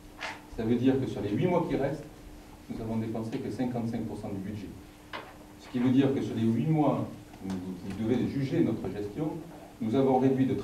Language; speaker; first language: French; native; French